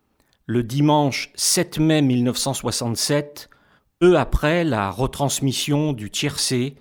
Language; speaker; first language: French; native; French